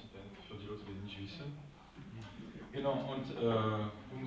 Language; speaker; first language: German; non-native, local second language; French